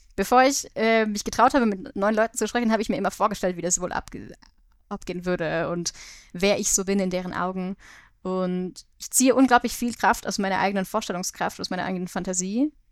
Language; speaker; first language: German; native; German